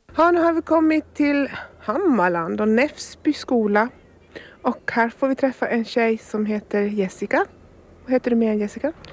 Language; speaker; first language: Swedish; native; Swedish